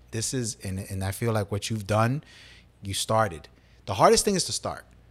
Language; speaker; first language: English; early bilingual, other home language; Spanish